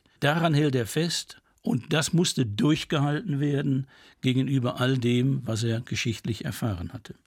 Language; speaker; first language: German; native; German